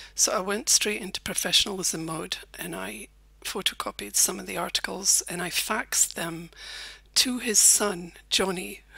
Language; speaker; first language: English; native; English